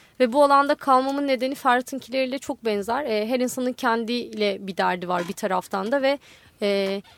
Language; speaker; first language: Turkish; native; Turkish